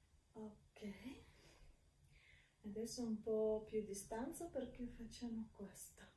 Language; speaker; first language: Italian; non-native, learner; Russian